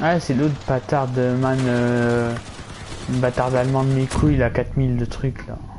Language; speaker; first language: French; native; French